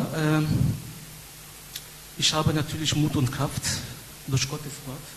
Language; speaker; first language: German; non-native, fluent; Turkish